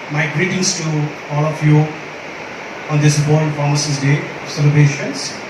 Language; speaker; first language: English; non-native, local second language; Tamil